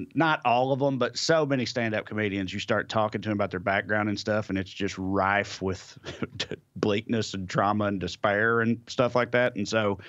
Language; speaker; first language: English; native; English